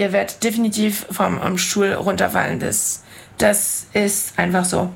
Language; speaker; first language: German; non-native, fluent; French